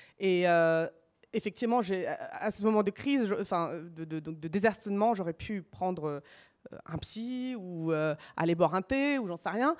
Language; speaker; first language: French; early bilingual, other home language; Russian